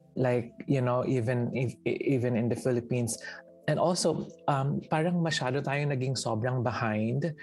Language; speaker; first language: English; non-native, local second language; Filipino